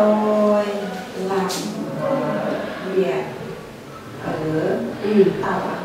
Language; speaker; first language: Vietnamese; non-native, learner; Thai